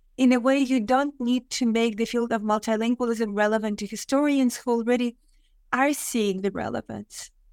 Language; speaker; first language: English; non-native, fluent; Russian